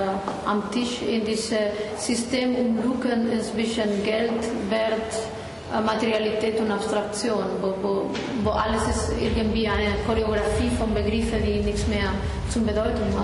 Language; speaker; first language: German; non-native, fluent; Spanish